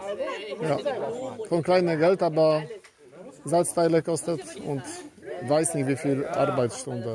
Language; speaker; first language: German; non-native, learner; Polish